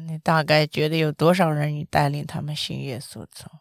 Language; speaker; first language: Chinese; native; Chinese